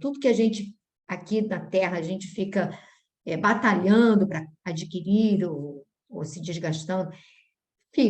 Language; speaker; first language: Portuguese; native; Portuguese